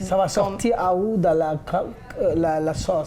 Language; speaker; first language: French; non-native, learner; Bangla